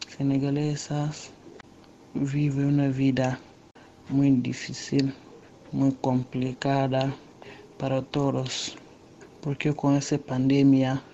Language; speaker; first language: Spanish; non-native, learner; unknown